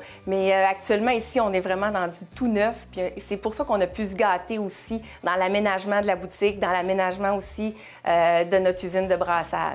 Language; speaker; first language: French; native; French